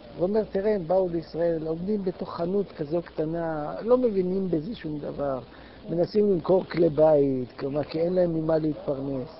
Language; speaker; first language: Hebrew; native; Hebrew